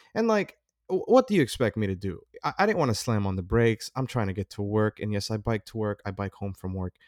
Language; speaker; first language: English; early bilingual, other home language; Filipino